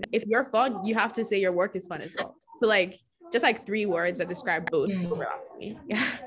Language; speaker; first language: English; non-native, local second language; Yoruba